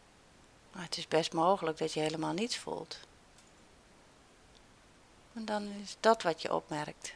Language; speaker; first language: Dutch; native; Dutch